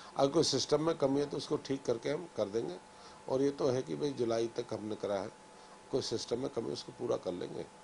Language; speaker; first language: Hindi; native; Hindi